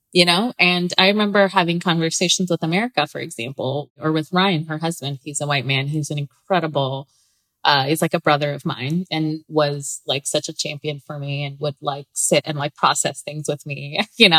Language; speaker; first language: English; native; English